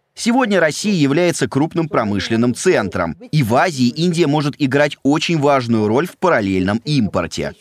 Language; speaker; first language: Russian; non-native, fluent; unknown